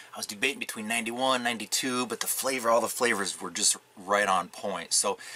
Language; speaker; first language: English; native; English